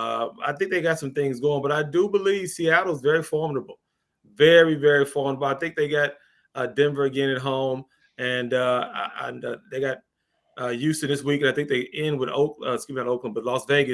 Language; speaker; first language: English; native; English